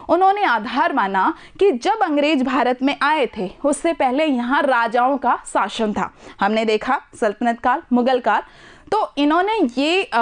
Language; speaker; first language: Hindi; native; Hindi